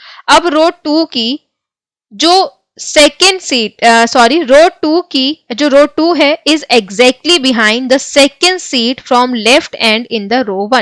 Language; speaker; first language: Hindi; native; Hindi